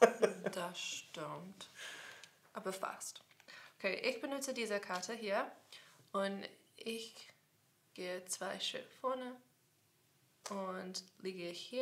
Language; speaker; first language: German; non-native, learner; English